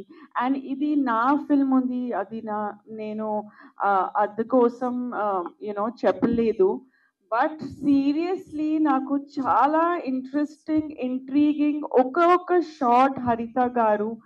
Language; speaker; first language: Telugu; non-native, local second language; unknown